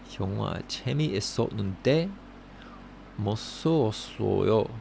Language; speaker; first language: Korean; non-native, learner; English